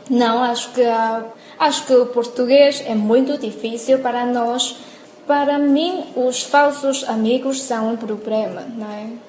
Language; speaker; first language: Portuguese; non-native, learner; Chinese